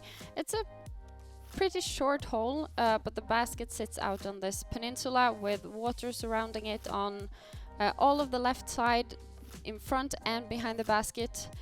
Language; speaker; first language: English; non-native, fluent; Norwegian